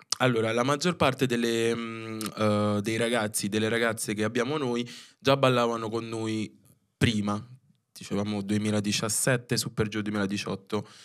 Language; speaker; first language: Italian; early bilingual, other home language; Filipino